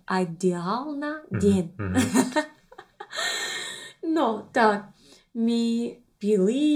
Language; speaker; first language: Russian; non-native, learner; English